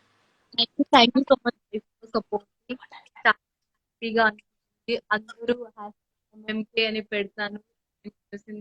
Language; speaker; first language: Telugu; non-native, learner; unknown